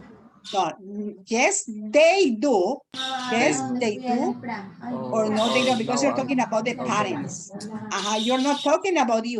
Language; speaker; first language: English; non-native, fluent; Spanish